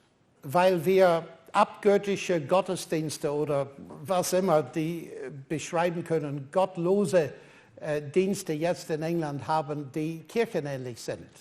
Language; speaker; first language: German; non-native, fluent; English